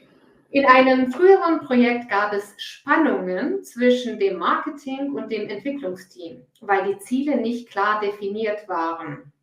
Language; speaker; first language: German; non-native, fluent; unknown